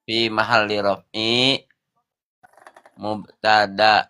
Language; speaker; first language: Arabic; non-native, learner; Sundanese